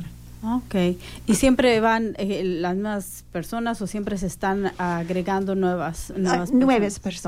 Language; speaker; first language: Spanish; native; Spanish